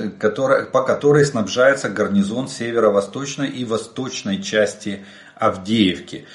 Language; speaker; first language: Russian; native; Russian